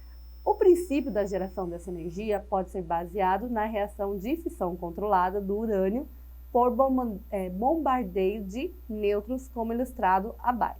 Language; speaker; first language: Portuguese; native; Portuguese